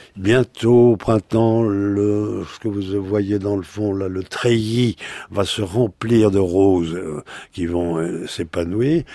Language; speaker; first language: French; native; French